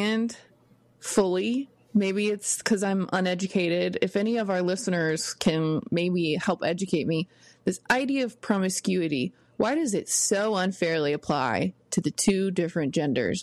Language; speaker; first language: English; native; English